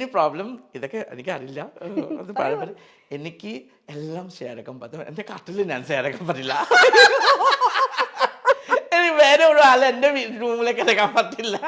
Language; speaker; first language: Malayalam; non-native, fluent; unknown